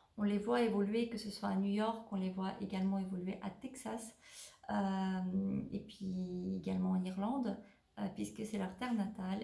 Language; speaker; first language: French; native; French